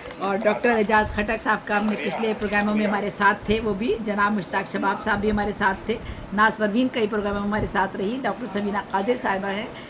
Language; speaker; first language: Urdu; native; Urdu